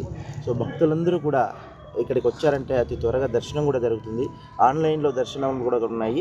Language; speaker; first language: Telugu; native; Telugu